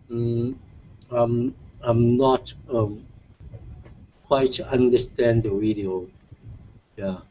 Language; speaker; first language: English; non-native, learner; Chinese